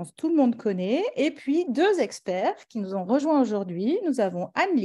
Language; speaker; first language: French; native; French